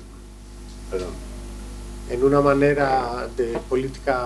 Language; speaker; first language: Spanish; non-native, learner; Greek